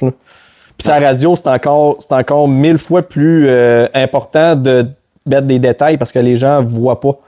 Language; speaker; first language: French; native; French